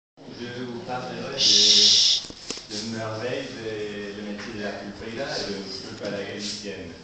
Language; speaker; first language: French; non-native, learner; Spanish